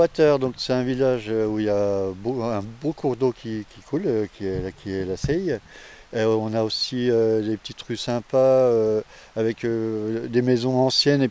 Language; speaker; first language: French; native; French